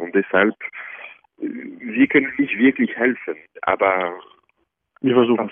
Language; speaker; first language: German; non-native, fluent; French